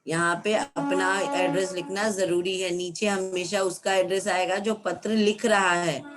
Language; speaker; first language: Hindi; non-native, local second language; Marathi